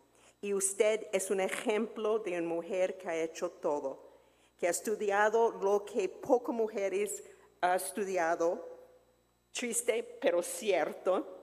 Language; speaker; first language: Spanish; non-native, fluent; English